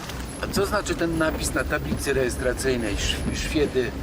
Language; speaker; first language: Polish; native; Polish